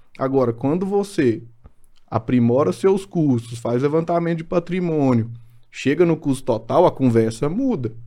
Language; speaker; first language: Portuguese; native; Portuguese